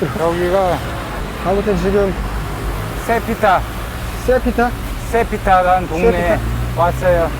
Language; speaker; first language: Korean; native; Korean